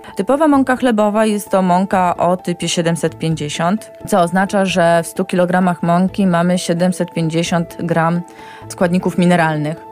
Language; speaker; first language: Polish; native; Polish